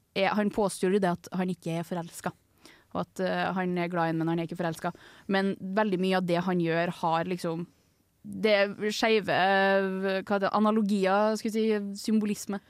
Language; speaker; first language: Norwegian; native; Norwegian